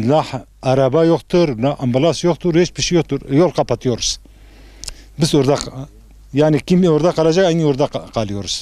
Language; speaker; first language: Turkish; non-native, local second language; Kurdish